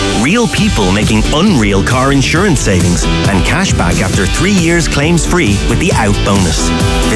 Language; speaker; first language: English; native; English